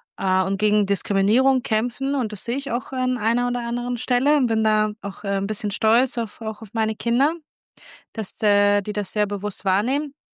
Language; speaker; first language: German; early bilingual, other home language; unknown